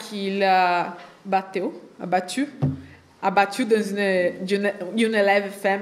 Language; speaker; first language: French; non-native, fluent; Portuguese